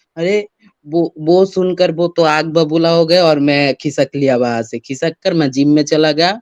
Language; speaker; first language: Hindi; non-native, fluent; Bangla